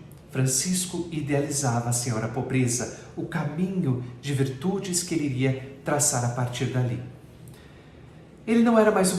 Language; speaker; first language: Portuguese; native; Portuguese